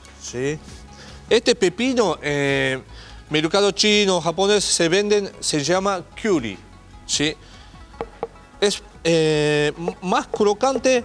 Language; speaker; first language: Spanish; non-native, learner; Japanese